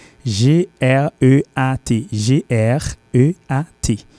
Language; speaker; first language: English; non-native, fluent; Haitian Creole